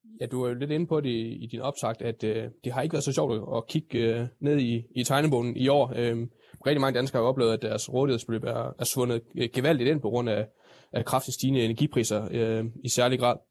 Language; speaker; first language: Danish; native; Danish